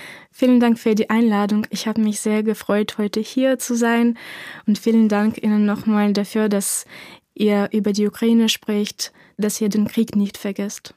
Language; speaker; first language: German; non-native, fluent; Ukrainian